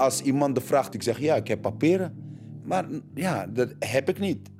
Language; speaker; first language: Dutch; non-native, learner; Arabic